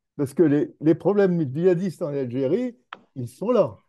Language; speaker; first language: French; native; French